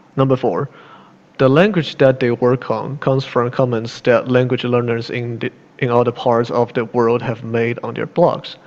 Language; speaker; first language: English; non-native, fluent; Chinese